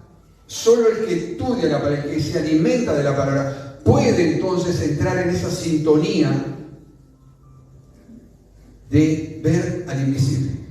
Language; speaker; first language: Spanish; native; Spanish